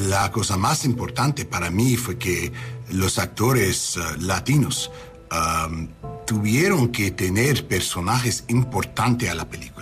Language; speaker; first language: Spanish; non-native, learner; English